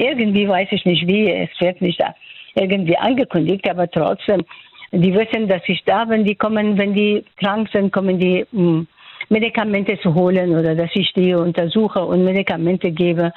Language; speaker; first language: German; non-native, fluent; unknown